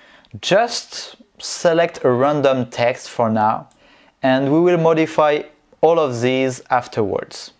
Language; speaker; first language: English; non-native, fluent; French